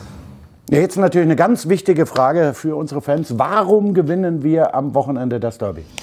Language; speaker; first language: German; native; German